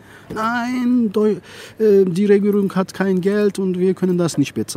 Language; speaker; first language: German; non-native, learner; Turkish